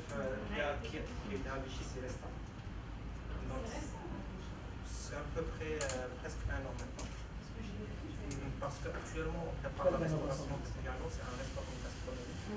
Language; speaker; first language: French; non-native, local second language; Arabic